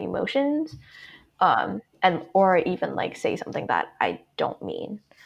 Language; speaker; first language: English; non-native, local second language; Cantonese